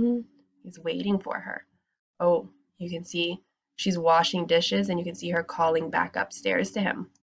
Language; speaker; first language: English; native; English